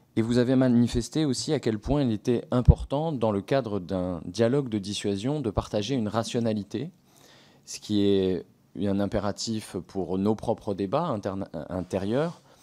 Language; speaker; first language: French; native; French